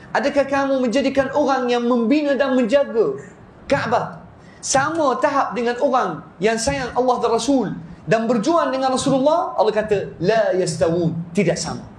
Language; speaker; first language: Malay; non-native, fluent; Arabic